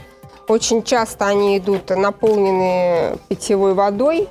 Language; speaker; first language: Russian; native; Russian